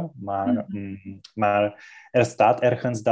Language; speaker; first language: Dutch; non-native, learner; Czech